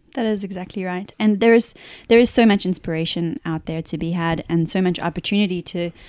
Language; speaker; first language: English; native; English